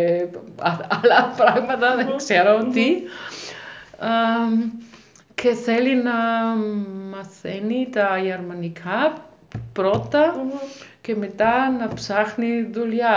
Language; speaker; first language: Greek; non-native, learner; German